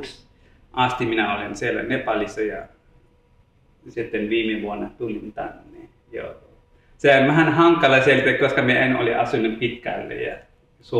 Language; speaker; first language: Finnish; non-native, learner; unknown